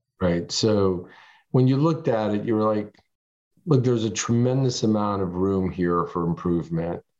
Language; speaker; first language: English; early bilingual, other home language; French